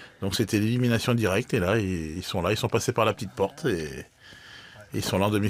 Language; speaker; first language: French; native; French